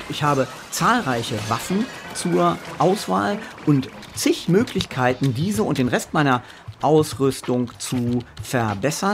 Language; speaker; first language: German; native; German